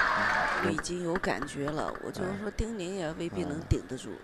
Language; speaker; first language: Chinese; native; Chinese